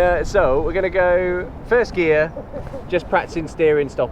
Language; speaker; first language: English; native; English